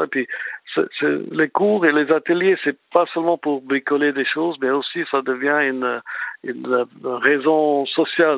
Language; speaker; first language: French; non-native, fluent; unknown